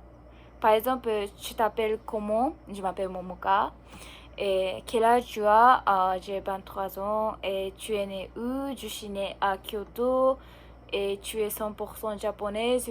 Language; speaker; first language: French; non-native, learner; Japanese